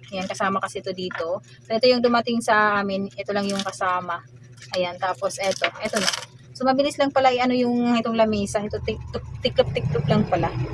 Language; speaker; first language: Filipino; native; Filipino